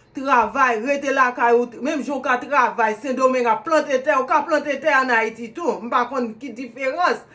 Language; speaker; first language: Haitian Creole; native; Haitian Creole